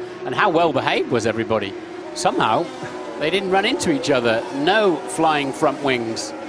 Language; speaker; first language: English; native; English